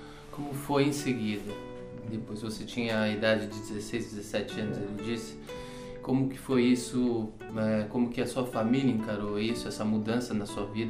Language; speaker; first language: Portuguese; native; Portuguese